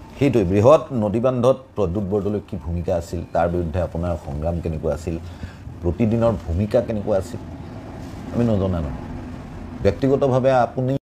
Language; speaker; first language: Assamese; native; Assamese